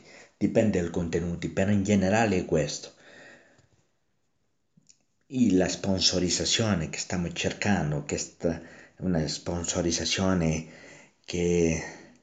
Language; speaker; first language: Italian; non-native, learner; Spanish